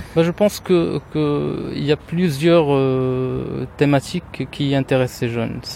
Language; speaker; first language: French; non-native, local second language; Arabic